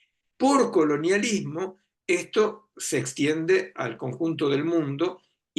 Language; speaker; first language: Spanish; native; Spanish